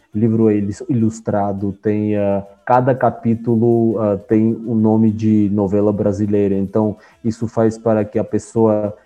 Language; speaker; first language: Portuguese; non-native, fluent; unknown